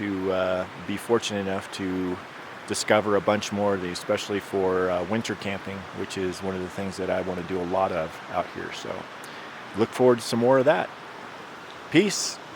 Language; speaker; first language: English; native; English